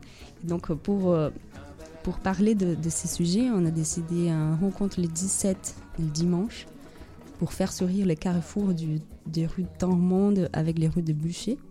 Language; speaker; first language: French; non-native, fluent; Portuguese